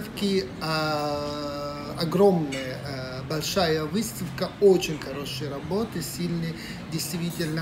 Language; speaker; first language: Russian; non-native, fluent; Italian